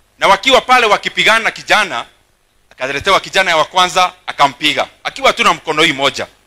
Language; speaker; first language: Swahili; non-native, local second language; Kikuyu